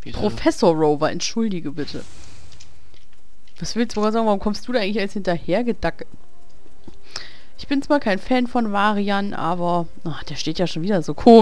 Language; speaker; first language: German; native; German